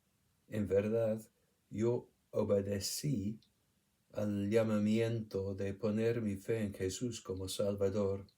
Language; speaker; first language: Spanish; non-native, fluent; English